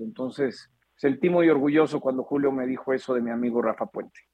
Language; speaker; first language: Spanish; native; Spanish